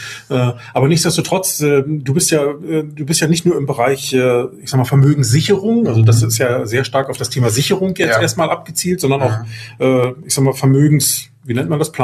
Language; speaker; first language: German; native; German